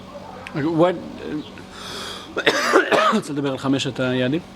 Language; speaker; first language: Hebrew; native; Hebrew